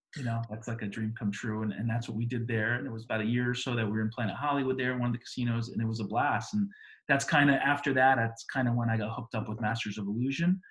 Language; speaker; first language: English; native; English